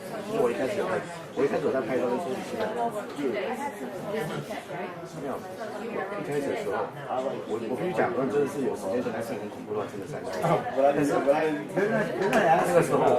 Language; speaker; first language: Chinese; native; Chinese